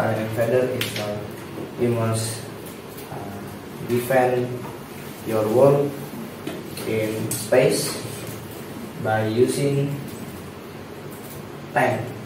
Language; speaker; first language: English; non-native, learner; Indonesian